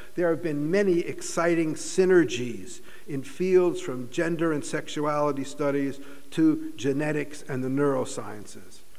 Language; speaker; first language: English; native; English